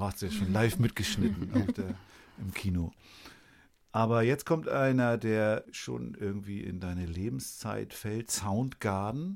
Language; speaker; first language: German; native; German